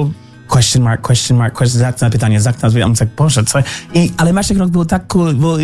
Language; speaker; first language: Polish; non-native, learner; English